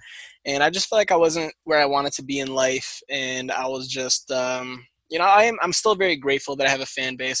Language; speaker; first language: English; native; English